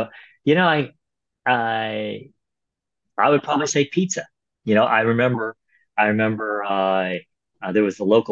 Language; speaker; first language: English; native; English